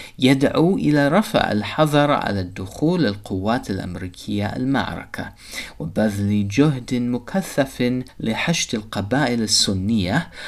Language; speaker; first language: Arabic; non-native, fluent; English